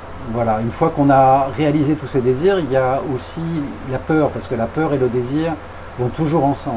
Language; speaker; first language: French; native; French